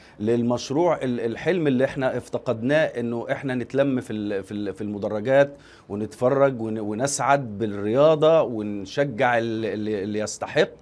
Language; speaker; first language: Arabic; native; Arabic